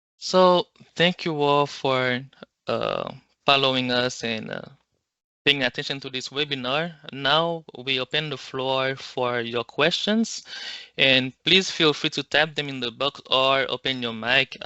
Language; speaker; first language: English; non-native, local second language; French